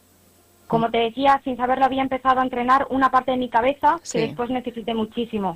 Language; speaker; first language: Spanish; native; Spanish